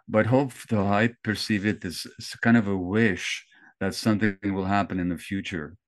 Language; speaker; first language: English; early bilingual, other home language; Hungarian